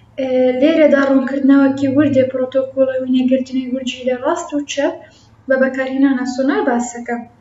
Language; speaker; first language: Central Kurdish; non-native, local second language; Kurdish